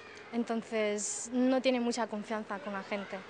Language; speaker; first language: Spanish; non-native, fluent; Chinese